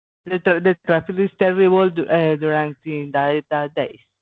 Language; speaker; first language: English; non-native, learner; Spanish